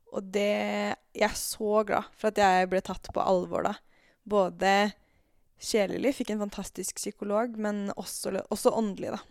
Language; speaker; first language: Norwegian; native; Norwegian